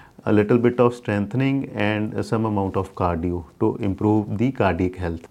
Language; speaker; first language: English; non-native, local second language; Punjabi